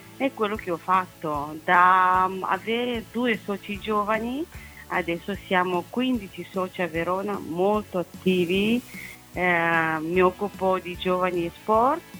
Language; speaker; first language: Italian; non-native, fluent; Romanian